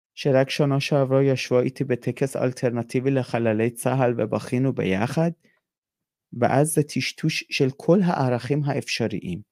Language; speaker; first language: Hebrew; non-native, fluent; Persian